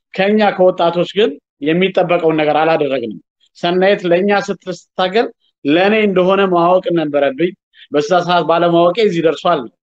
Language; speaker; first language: Amharic; native; Amharic